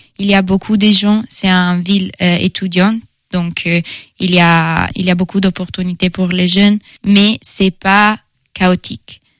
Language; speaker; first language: French; non-native, fluent; Italian